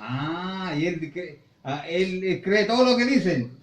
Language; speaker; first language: Spanish; native; Spanish